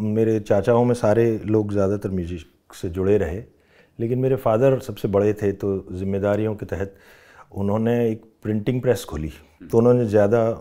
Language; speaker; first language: Hindi; non-native, local second language; Rajasthani